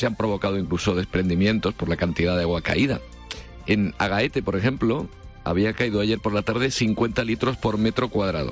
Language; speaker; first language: Spanish; native; Spanish